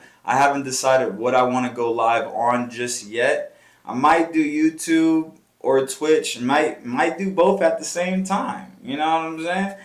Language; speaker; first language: English; native; English